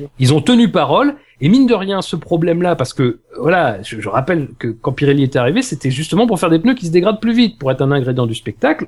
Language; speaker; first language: French; native; French